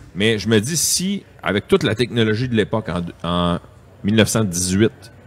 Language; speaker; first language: French; native; French